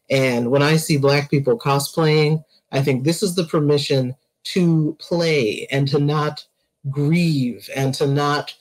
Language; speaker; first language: English; native; English